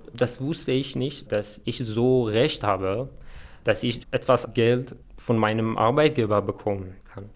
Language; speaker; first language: German; non-native, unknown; Persian